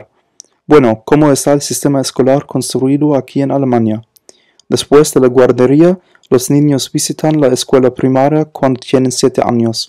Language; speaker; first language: Spanish; non-native, learner; German